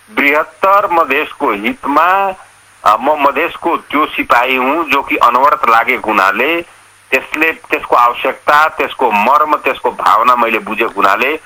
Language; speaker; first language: Nepali; non-native, local second language; Awadhi